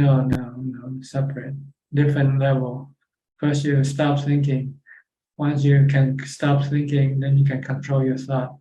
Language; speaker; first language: English; non-native, fluent; Thai